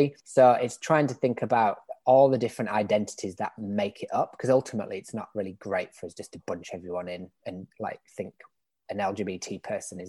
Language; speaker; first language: English; native; English